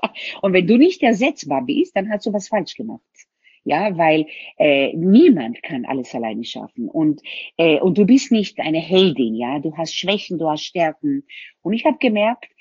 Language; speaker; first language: German; non-native, fluent; Hebrew